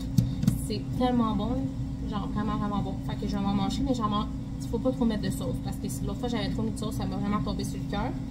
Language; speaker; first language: French; native; French